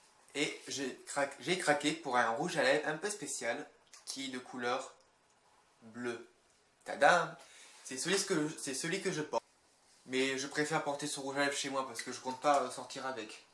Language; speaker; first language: French; native; French